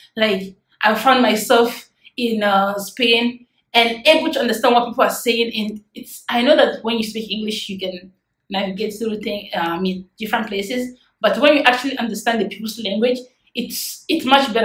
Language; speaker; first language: English; non-native, fluent; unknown